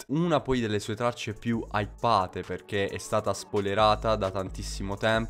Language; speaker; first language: Italian; native; Italian